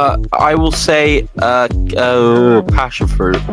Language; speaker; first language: English; native; English